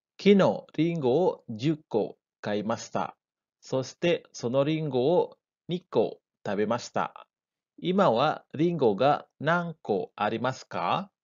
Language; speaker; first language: Japanese; non-native, fluent; Indonesian